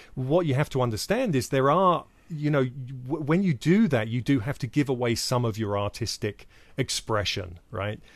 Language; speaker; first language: English; native; English